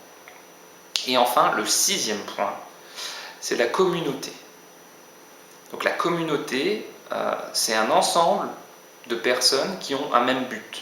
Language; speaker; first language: French; native; French